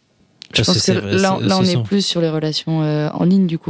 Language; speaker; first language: French; native; French